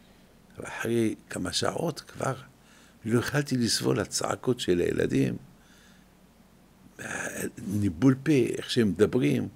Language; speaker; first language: Hebrew; non-native, fluent; French